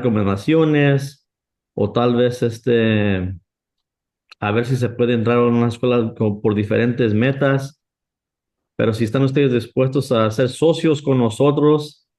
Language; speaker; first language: Spanish; early bilingual, heritage; Spanish